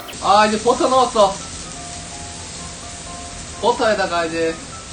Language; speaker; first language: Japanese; non-native, fluent; Korean